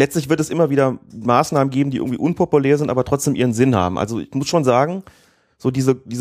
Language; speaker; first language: German; native; German